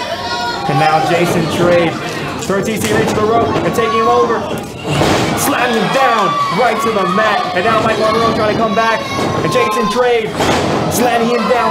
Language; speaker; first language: English; native; English